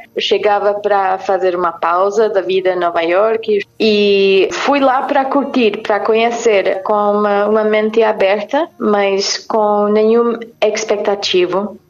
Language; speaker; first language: Portuguese; non-native, fluent; English